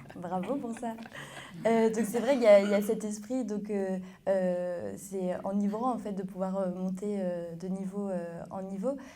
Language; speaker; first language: French; native; French